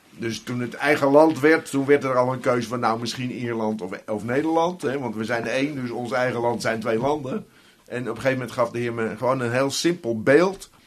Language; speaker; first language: Dutch; native; Dutch